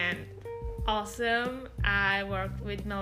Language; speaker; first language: English; non-native, fluent; Spanish